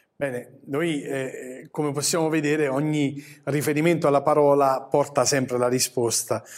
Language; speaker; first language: Italian; native; Italian